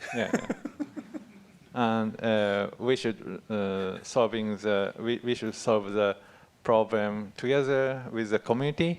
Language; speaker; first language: English; non-native, fluent; Japanese